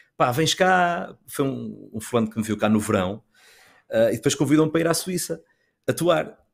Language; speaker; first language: Portuguese; native; Portuguese